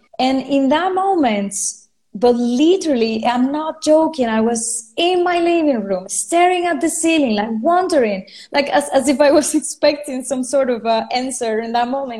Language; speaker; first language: English; non-native, fluent; Spanish